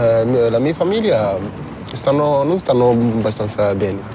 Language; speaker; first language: Italian; non-native, learner; Arabic